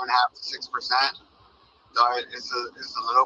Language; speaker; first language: English; native; English